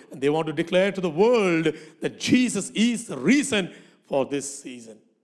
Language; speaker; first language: English; non-native, local second language; Malayalam